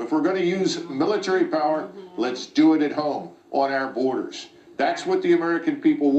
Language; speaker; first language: English; native; English